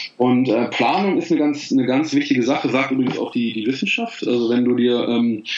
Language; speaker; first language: German; native; German